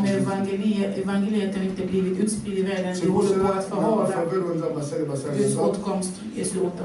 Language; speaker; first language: Swedish; non-native, fluent; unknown